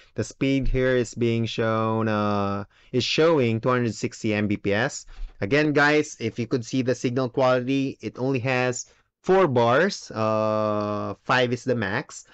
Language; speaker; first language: English; non-native, local second language; Filipino